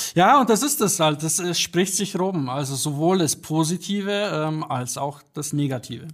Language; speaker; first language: German; early bilingual, other home language; Polish